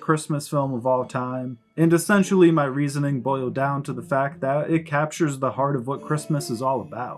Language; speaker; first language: English; native; English